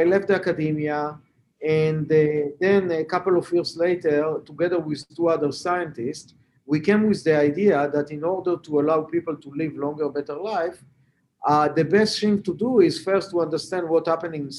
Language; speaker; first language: English; non-native, fluent; Hebrew